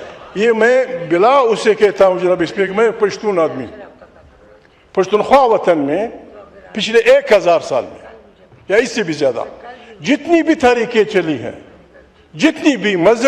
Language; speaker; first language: Urdu; non-native, local second language; Pashto